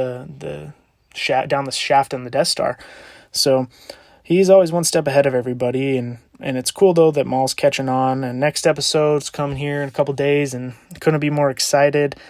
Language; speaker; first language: English; native; English